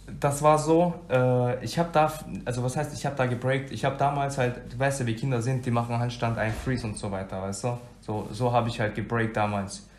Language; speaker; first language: German; early bilingual, other home language; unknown